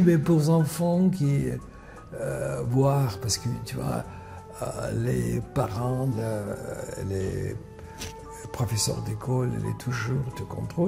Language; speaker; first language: French; non-native, fluent; Russian